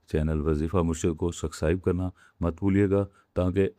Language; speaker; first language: Urdu; native; Urdu